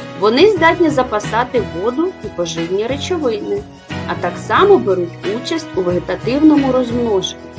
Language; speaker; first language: Ukrainian; native; Ukrainian